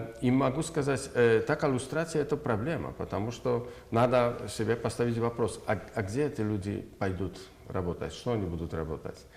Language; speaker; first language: Russian; non-native, learner; Polish